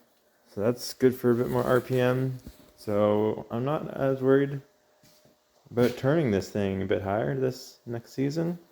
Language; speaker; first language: English; native; English